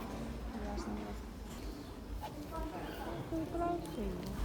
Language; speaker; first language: Russian; native; Russian